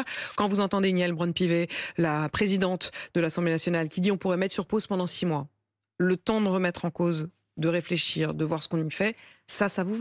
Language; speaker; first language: French; native; French